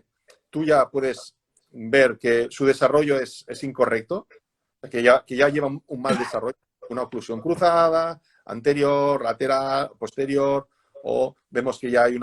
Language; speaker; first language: Spanish; native; Spanish